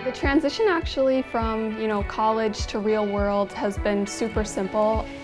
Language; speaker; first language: English; native; English